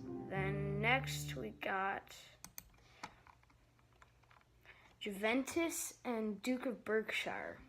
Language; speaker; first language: English; native; English